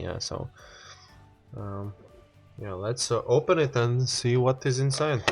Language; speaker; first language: English; non-native, learner; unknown